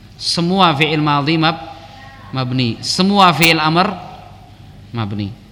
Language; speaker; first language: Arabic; non-native, local second language; Indonesian